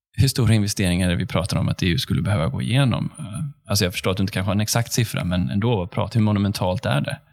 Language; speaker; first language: Swedish; native; Swedish